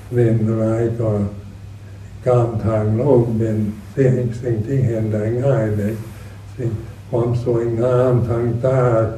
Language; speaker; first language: Thai; non-native, fluent; English